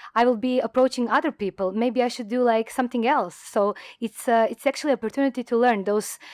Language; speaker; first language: English; non-native, fluent; Croatian